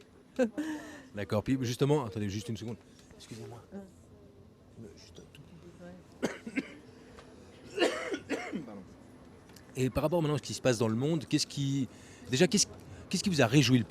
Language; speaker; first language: French; native; French